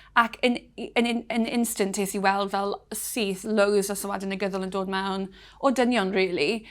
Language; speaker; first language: Welsh; non-native, local second language; English